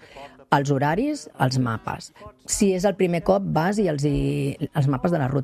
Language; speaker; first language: Catalan; native; Catalan